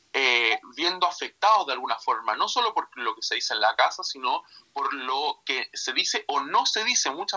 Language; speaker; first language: Spanish; native; Spanish